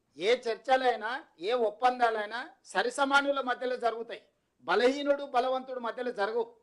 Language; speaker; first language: Telugu; native; Telugu